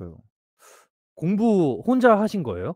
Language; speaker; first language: Korean; native; Korean